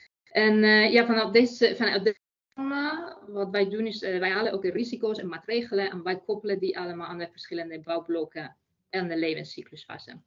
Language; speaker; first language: Dutch; non-native, fluent; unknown